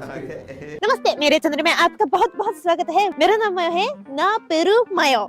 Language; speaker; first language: Hindi; non-native, fluent; Japanese